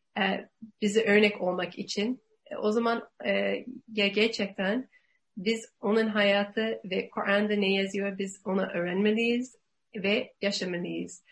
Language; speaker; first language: Turkish; non-native, learner; English